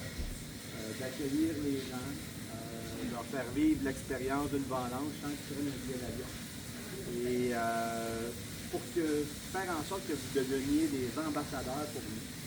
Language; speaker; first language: French; native; French